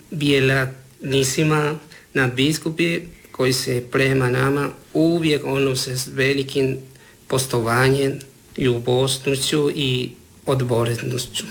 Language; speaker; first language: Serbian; non-native, learner; Spanish